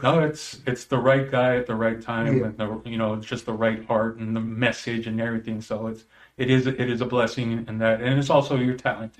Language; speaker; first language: English; early bilingual, other home language; Spanish